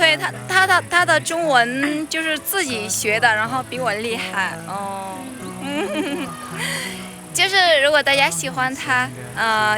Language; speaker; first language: Chinese; non-native, learner; Vietnamese